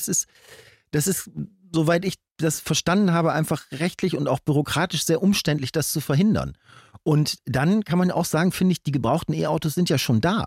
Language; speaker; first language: German; native; German